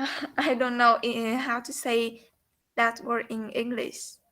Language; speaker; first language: English; non-native, learner; Vietnamese